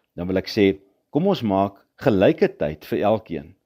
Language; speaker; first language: Afrikaans; native; Afrikaans